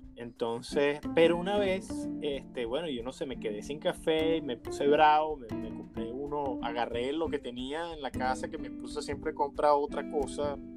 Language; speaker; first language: Spanish; native; Spanish